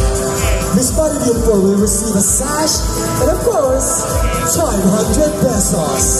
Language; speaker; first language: English; non-native, local second language; Filipino